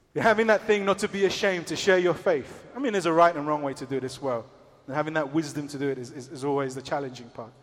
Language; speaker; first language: English; early bilingual, other home language; Spanish